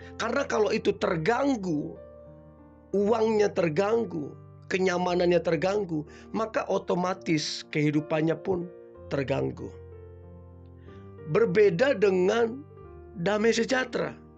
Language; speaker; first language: Indonesian; native; Indonesian